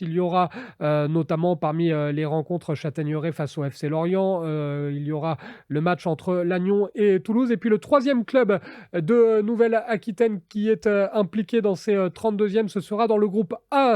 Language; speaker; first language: French; native; French